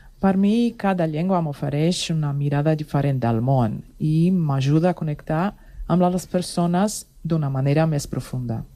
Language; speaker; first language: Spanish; non-native, fluent; Portuguese